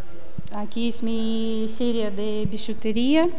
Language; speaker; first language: Spanish; non-native, learner; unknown